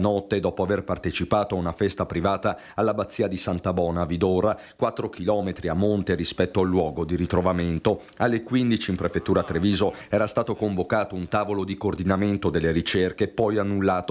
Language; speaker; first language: Italian; native; Italian